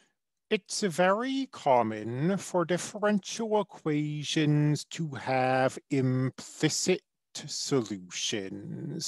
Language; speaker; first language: English; native; English